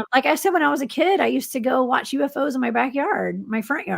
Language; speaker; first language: English; native; English